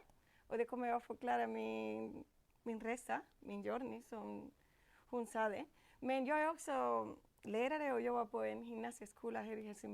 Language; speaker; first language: Swedish; non-native, fluent; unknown